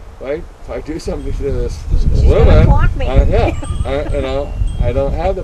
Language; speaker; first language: English; native; English